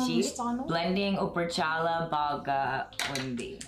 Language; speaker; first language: Telugu; early bilingual, heritage; Telugu